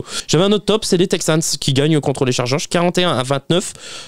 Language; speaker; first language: French; native; French